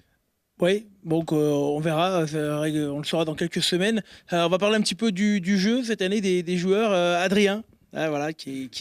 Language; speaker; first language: French; native; French